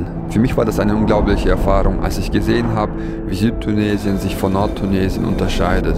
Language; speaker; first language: German; non-native, fluent; Russian